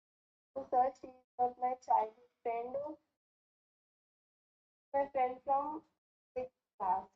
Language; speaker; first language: English; non-native, learner; Hindi